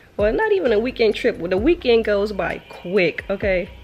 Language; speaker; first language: English; native; English